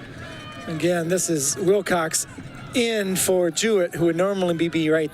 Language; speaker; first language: English; native; English